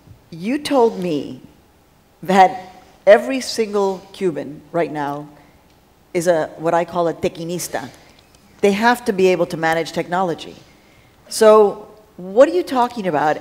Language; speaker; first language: English; early bilingual, other home language; Spanish